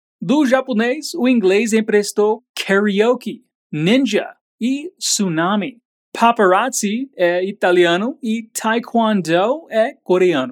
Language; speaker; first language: Portuguese; native; Portuguese